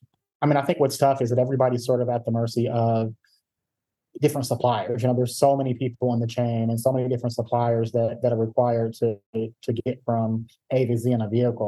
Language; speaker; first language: English; native; English